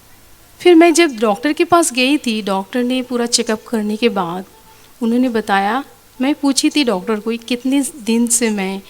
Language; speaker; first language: Hindi; non-native, local second language; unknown